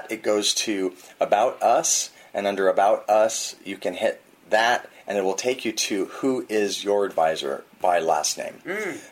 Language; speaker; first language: English; native; English